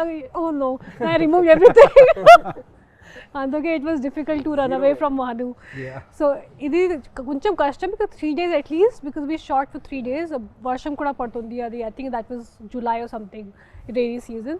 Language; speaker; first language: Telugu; non-native, local second language; Hindi